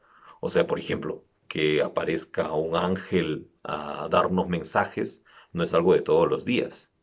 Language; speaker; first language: Spanish; native; Spanish